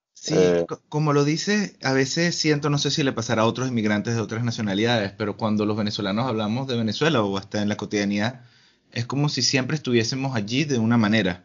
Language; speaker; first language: Spanish; native; Spanish